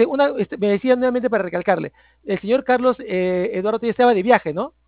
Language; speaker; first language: Spanish; native; Spanish